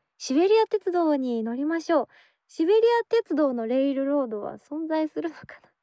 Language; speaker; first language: Japanese; native; Japanese